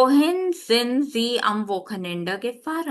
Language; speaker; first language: German; non-native, fluent; Hindi